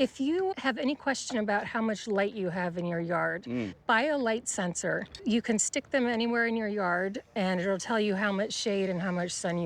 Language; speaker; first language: English; native; English